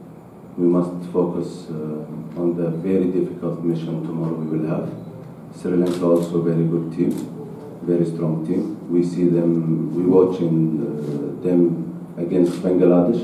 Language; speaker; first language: English; non-native, learner; Arabic